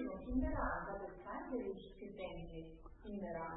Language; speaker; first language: German; non-native, fluent; Italian